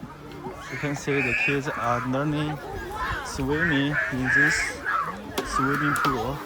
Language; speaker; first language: English; non-native, fluent; Chinese